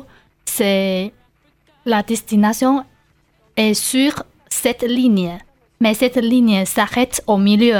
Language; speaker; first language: French; non-native, learner; Chinese